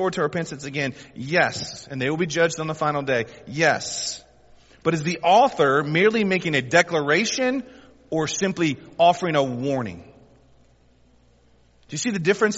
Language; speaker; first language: English; native; English